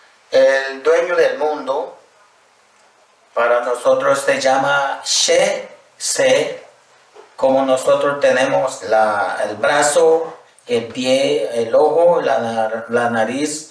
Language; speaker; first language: Spanish; non-native, local second language; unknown